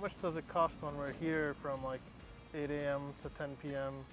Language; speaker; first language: English; native; English